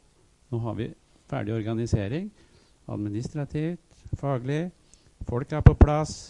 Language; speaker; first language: Norwegian; native; Norwegian